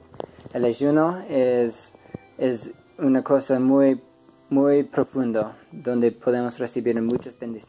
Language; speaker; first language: Spanish; non-native, fluent; English